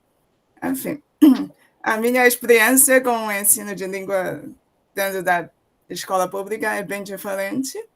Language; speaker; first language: Portuguese; non-native, fluent; Chinese